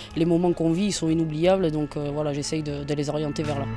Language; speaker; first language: French; native; French